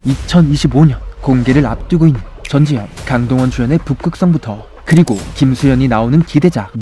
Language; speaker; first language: Korean; native; Korean